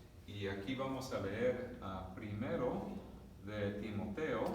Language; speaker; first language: Spanish; early bilingual, other home language; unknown